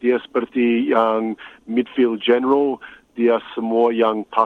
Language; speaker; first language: Indonesian; non-native, fluent; English